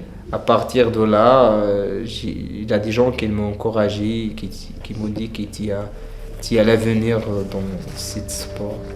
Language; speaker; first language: French; non-native, learner; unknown